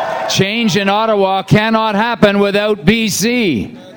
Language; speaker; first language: English; native; English